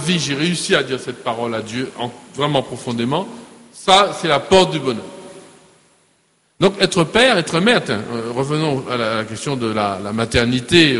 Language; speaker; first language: French; native; French